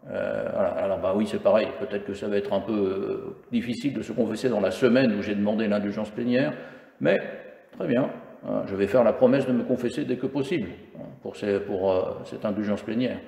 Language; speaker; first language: French; native; French